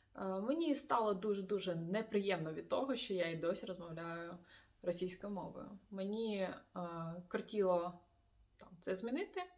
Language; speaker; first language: Ukrainian; non-native, local second language; Russian